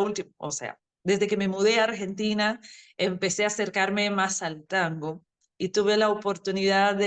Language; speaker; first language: Spanish; non-native, fluent; Portuguese